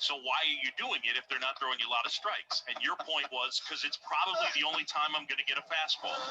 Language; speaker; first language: English; native; English